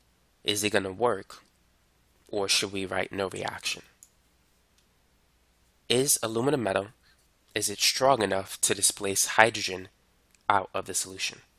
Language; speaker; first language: English; native; English